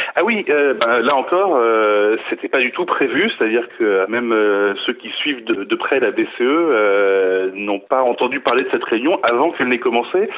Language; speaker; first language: French; native; French